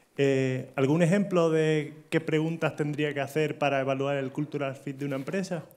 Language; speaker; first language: Spanish; native; Spanish